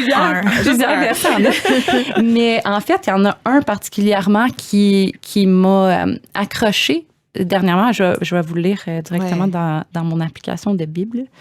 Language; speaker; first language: French; native; French